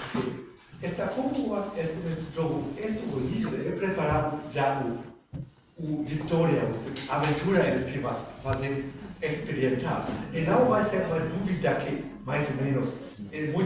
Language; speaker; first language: Portuguese; non-native, learner; German